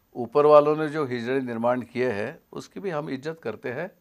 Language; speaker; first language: Hindi; non-native, local second language; Marathi